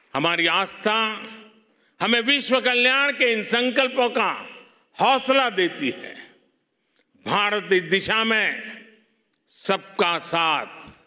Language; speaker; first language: Hindi; non-native, local second language; Gujarati